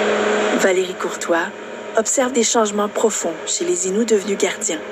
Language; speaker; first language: French; native; French